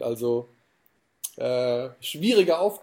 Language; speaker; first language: German; native; German